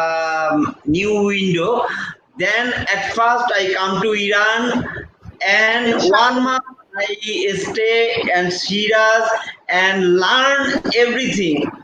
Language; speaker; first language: English; non-native, local second language; Bangla